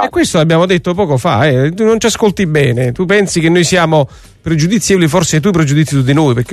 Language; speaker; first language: Italian; native; Italian